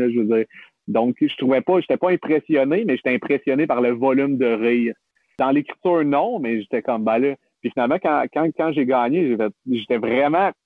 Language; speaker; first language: French; native; French